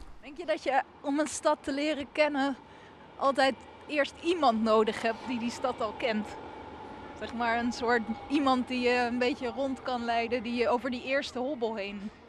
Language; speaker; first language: Dutch; native; Dutch